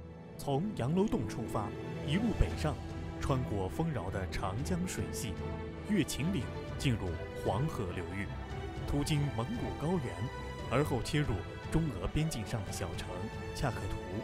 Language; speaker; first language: Chinese; native; Chinese